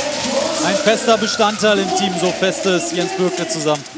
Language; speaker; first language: German; native; German